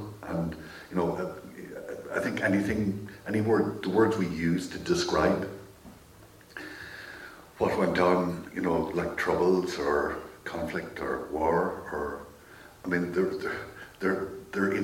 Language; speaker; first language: English; native; English